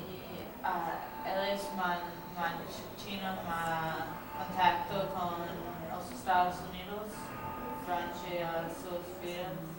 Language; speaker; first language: Portuguese; non-native, learner; English